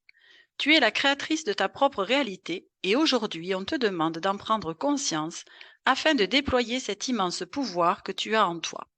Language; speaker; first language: French; native; French